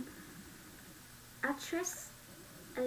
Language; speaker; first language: English; non-native, learner; Vietnamese